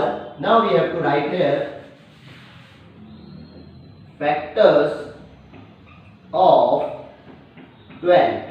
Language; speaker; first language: English; non-native, local second language; Hindi